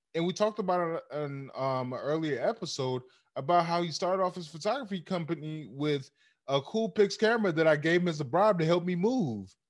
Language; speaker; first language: English; early bilingual, other home language; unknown